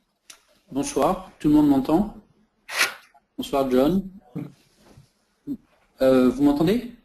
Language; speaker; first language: French; native; French